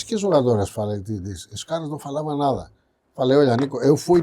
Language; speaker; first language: Portuguese; non-native, fluent; Greek